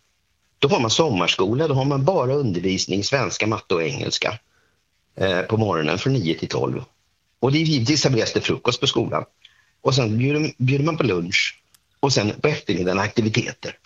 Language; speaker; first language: Swedish; native; Swedish